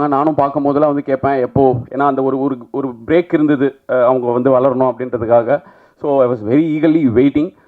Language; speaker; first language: Tamil; native; Tamil